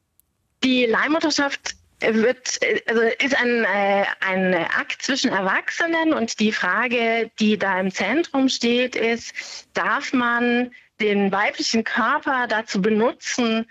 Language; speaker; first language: German; native; German